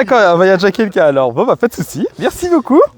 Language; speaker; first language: French; native; French